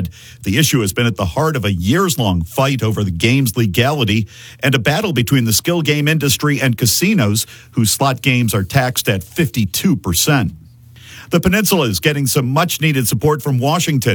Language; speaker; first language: English; native; English